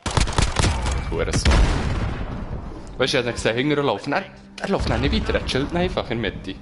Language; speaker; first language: German; native; German